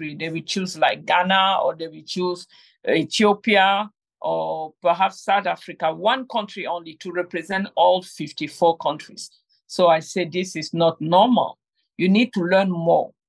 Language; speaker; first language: English; non-native, local second language; French